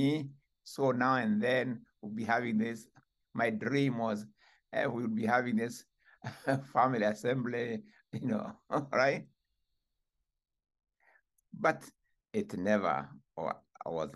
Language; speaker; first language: English; non-native, local second language; Kikuyu